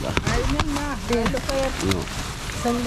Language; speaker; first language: Spanish; non-native, learner; Filipino